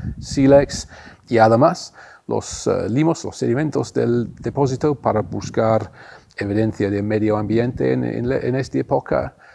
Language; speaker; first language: Spanish; non-native, fluent; English